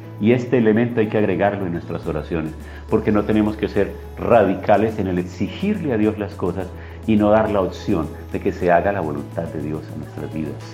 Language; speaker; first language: Spanish; native; Spanish